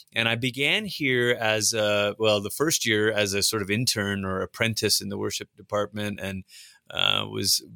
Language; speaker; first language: English; early bilingual, other home language; Tamil